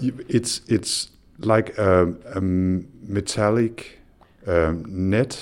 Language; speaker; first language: English; non-native, fluent; Danish